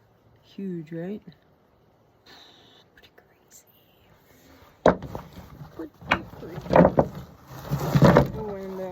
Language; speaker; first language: English; native; English